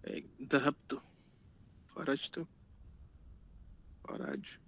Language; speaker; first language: Arabic; non-native, learner; Urdu